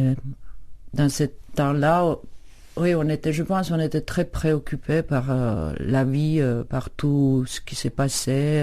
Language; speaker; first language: French; non-native, fluent; Czech